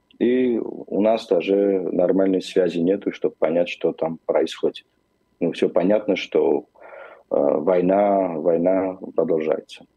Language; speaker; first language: Russian; non-native, local second language; Armenian